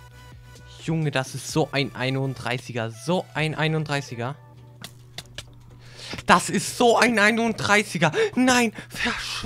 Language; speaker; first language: German; native; German